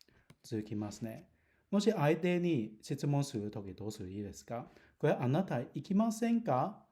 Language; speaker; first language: Japanese; non-native, fluent; Cantonese